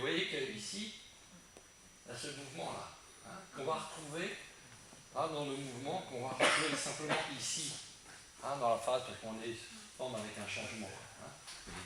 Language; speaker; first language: French; native; French